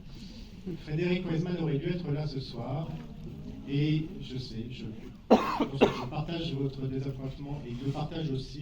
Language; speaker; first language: French; native; French